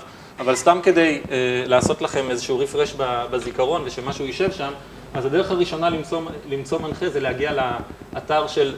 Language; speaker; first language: Hebrew; native; Hebrew